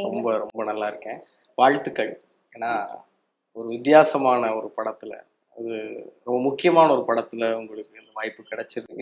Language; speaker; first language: Tamil; native; Tamil